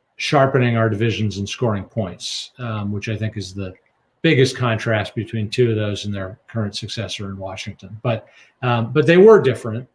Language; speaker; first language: English; native; English